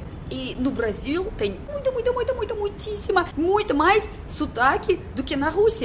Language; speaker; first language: Portuguese; non-native, learner; Russian